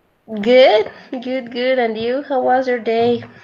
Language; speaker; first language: English; non-native, fluent; Spanish